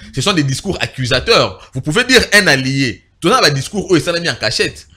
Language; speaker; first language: French; non-native, local second language; Lingala